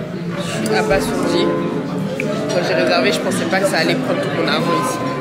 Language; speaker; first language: French; native; French